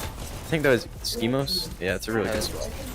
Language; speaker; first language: English; native; English